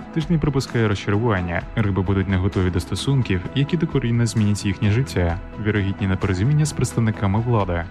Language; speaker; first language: Ukrainian; native; Ukrainian